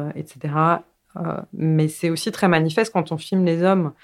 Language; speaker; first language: French; native; French